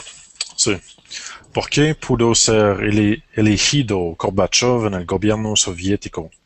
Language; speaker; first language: Spanish; non-native, learner; English